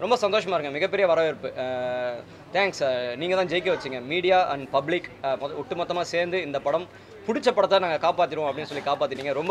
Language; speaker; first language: Tamil; native; Tamil